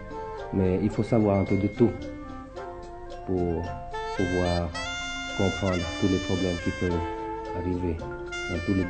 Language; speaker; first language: French; early bilingual, other home language; Thai